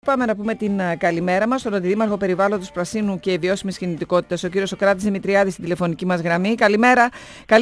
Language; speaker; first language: Greek; native; Greek